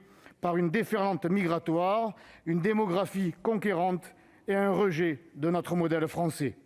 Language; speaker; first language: French; native; French